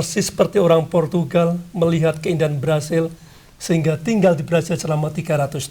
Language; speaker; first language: Indonesian; non-native, local second language; Javanese